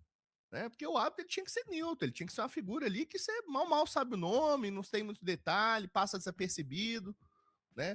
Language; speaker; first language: Portuguese; native; Portuguese